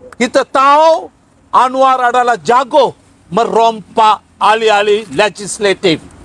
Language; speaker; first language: Malay; non-native, local second language; Tamil